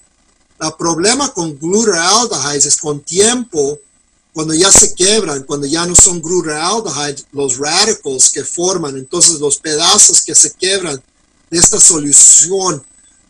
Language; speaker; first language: Spanish; non-native, fluent; English